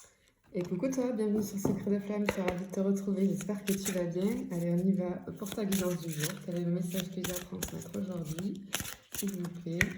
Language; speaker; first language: French; native; French